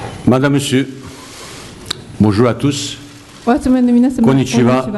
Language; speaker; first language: French; non-native, fluent; Bosnian